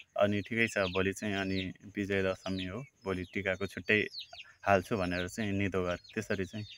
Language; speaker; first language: Nepali; non-native, local second language; Dangaura Tharu